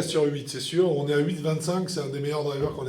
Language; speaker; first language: French; native; French